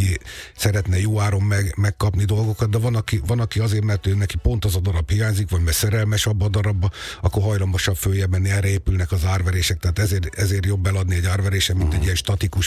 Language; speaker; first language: Hungarian; native; Hungarian